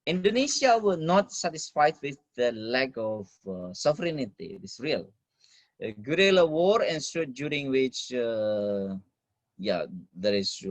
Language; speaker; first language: English; non-native, fluent; Indonesian